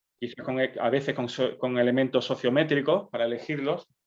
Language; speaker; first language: Spanish; native; Spanish